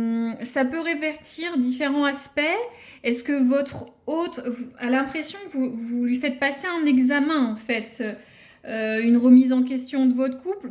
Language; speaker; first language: French; native; French